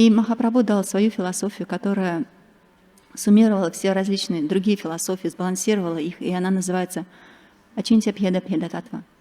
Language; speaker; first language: Russian; native; Russian